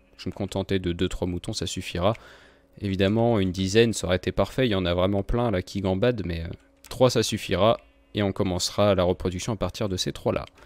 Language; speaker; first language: French; native; French